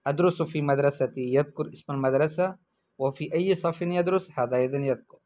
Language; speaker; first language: Arabic; non-native, fluent; Urdu